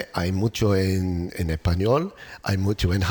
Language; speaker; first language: Spanish; non-native, learner; English